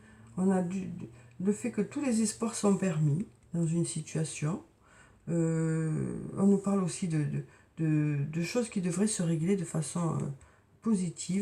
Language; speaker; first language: French; native; French